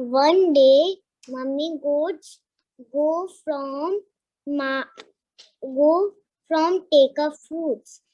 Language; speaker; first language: English; non-native, learner; Hindi